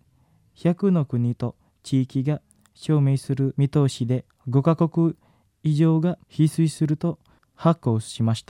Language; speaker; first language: Japanese; non-native, fluent; Indonesian